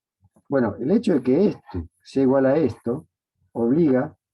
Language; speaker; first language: Spanish; native; Spanish